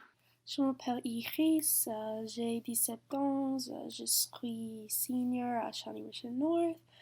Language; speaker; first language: French; non-native, learner; English